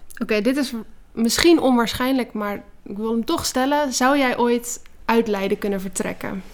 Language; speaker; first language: Dutch; native; Dutch